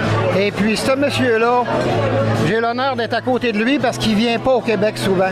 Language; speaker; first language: French; native; French